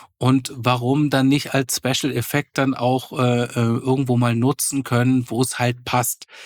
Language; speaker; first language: German; native; German